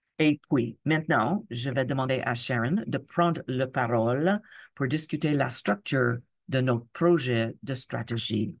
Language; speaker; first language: French; non-native, local second language; English